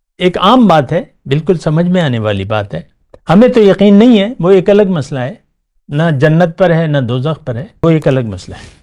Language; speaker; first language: Urdu; non-native, local second language; Pashto